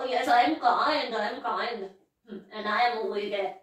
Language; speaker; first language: English; non-native, learner; Russian